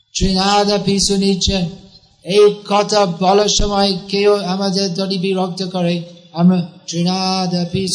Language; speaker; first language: Bangla; non-native, fluent; English